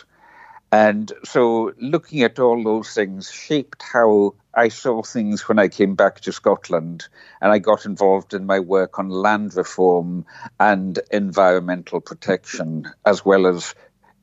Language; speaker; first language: English; native; English